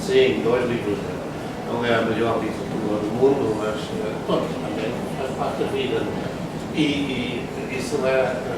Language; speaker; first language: Portuguese; non-native, fluent; Dutch